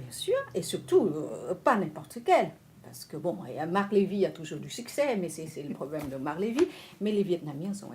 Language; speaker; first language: French; non-native, fluent; Vietnamese